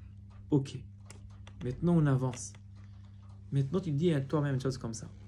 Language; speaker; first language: French; non-native, fluent; Hebrew